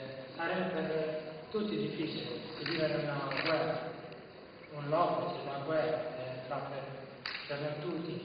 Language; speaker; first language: Italian; non-native, learner; Kurdish